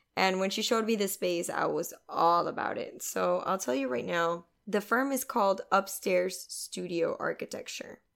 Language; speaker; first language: English; non-native, fluent; Spanish